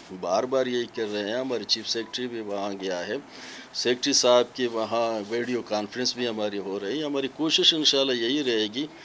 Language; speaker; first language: Urdu; non-native, local second language; Baluchi